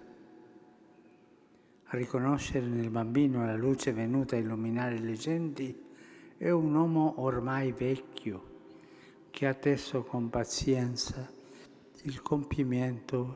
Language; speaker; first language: Italian; early bilingual, heritage; Spanish